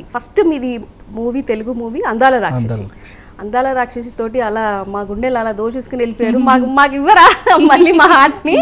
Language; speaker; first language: Telugu; native; Telugu